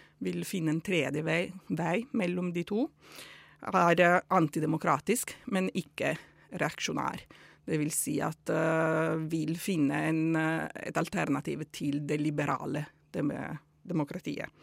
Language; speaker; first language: Norwegian; non-native, fluent; Italian